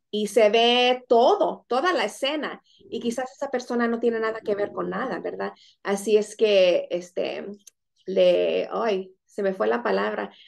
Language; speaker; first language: Spanish; native; Spanish